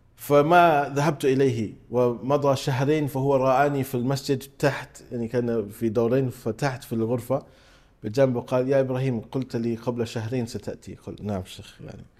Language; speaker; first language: Arabic; non-native, fluent; English